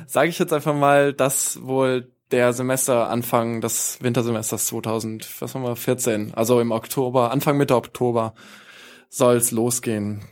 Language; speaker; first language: German; native; German